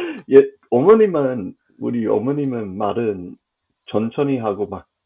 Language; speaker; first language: Korean; non-native, fluent; English